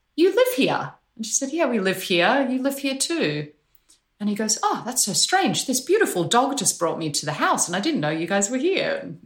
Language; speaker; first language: English; non-native, local second language; Polish